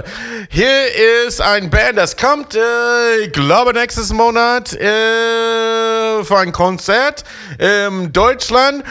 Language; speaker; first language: German; non-native, fluent; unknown